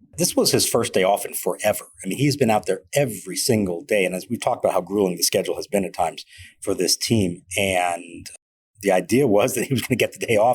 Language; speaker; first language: English; native; English